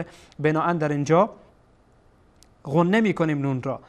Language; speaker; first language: Persian; native; Persian